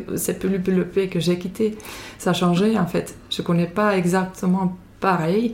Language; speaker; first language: French; non-native, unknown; Finnish